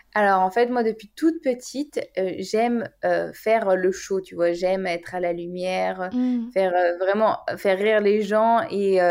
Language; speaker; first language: French; native; French